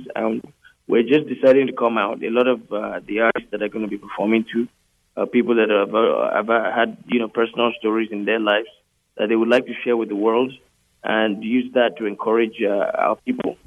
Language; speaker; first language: English; non-native, local second language; Yoruba